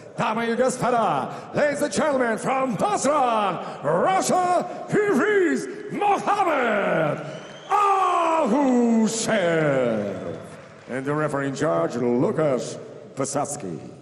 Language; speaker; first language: English; non-native, fluent; Russian